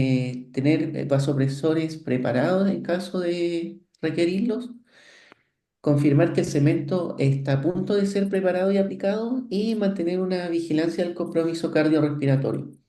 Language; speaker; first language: Spanish; native; Spanish